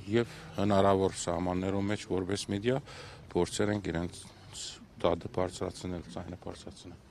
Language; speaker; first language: Armenian; early bilingual, heritage; Armenian